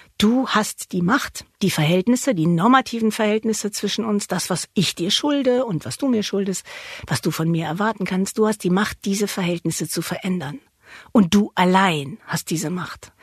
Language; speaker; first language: German; native; German